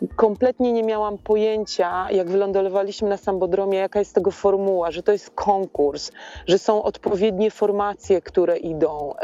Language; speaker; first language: Polish; native; Polish